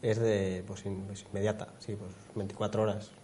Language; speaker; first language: Spanish; native; Spanish